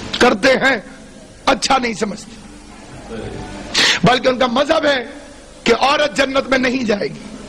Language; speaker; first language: Urdu; non-native, local second language; Saraiki